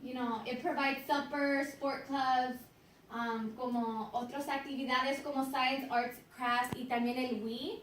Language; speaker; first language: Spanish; early bilingual, heritage; Spanish